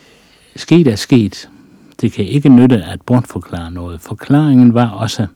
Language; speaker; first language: Danish; native; Danish